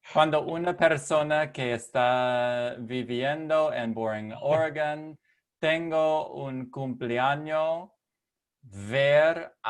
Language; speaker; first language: Spanish; non-native, learner; English